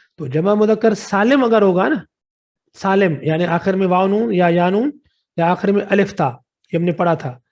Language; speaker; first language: Urdu; non-native, local second language; Sindhi